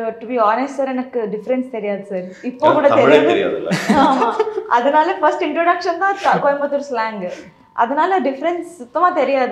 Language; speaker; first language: Tamil; non-native, learner; Telugu